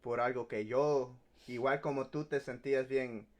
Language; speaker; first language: Spanish; early bilingual, other home language; English